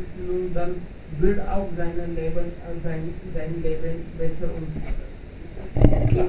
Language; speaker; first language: German; non-native, learner; Hindi